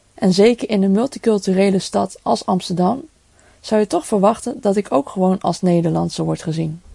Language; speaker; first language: Dutch; early bilingual, other home language; Cantonese